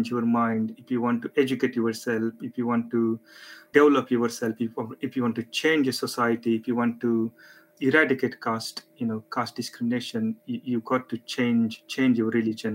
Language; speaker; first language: English; non-native, local second language; Marathi